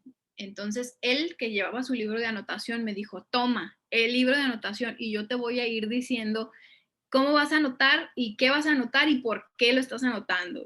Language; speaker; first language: Spanish; native; Spanish